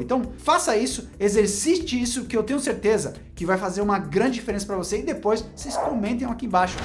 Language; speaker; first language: Portuguese; native; Portuguese